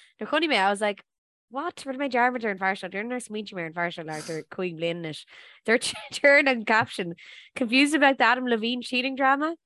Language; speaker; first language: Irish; native; Irish